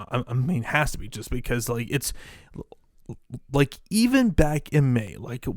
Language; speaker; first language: English; native; English